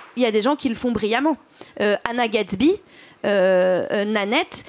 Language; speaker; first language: French; native; French